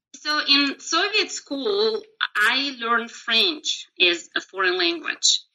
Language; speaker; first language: English; non-native, fluent; Russian